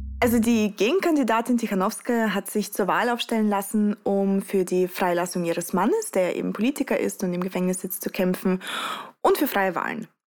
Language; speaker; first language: German; early bilingual, other home language; Russian